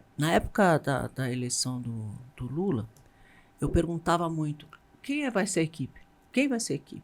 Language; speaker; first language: Portuguese; native; Portuguese